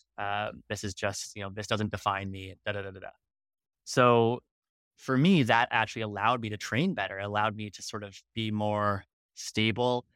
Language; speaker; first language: English; native; English